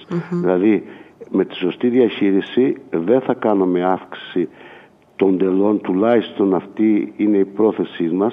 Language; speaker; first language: Greek; native; Greek